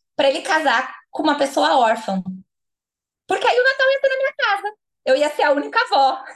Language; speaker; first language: Portuguese; native; Portuguese